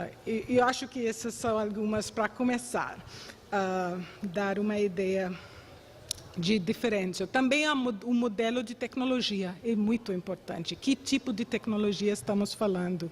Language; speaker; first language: Portuguese; non-native, fluent; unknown